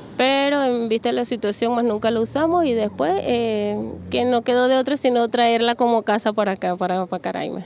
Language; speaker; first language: Spanish; native; Spanish